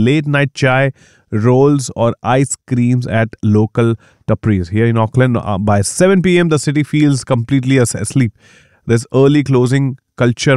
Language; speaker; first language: Hindi; native; Hindi